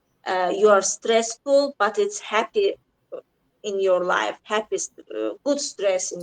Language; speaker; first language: English; non-native, learner; Azerbaijani